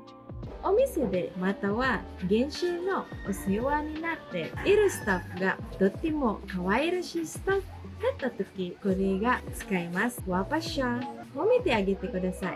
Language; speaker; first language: Japanese; non-native, fluent; Cebuano